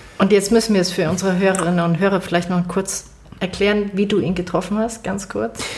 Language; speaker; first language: German; native; German